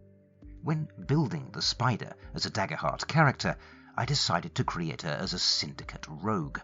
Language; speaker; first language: English; native; English